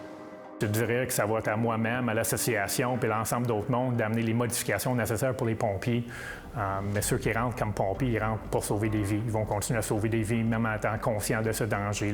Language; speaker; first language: French; native; French